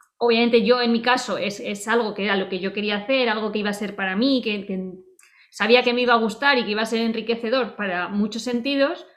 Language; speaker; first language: Spanish; native; Spanish